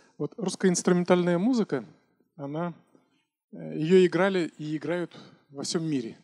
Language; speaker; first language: Russian; native; Russian